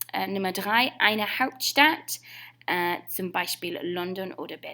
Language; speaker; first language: German; non-native, fluent; English